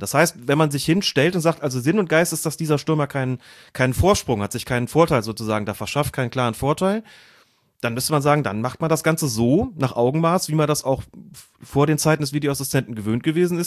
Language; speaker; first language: German; native; German